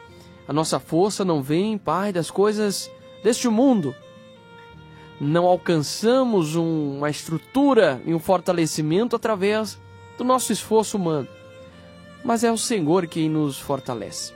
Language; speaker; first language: Portuguese; native; Portuguese